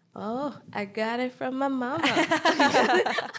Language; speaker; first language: English; native; English